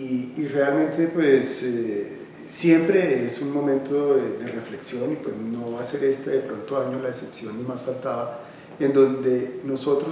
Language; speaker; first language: Spanish; native; Spanish